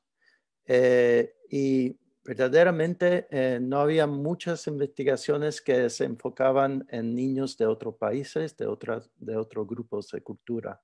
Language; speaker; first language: Spanish; early bilingual, heritage; Spanish